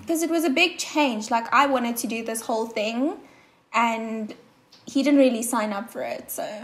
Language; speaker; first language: English; non-native, local second language; Afrikaans